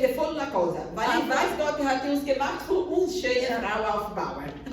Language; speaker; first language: German; non-native, learner; Portuguese